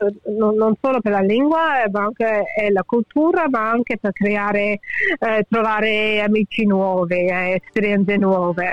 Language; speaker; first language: Italian; early bilingual, heritage; English